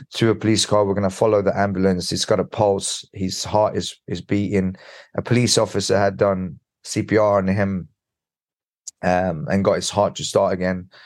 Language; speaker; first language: English; early bilingual, other home language; Swedish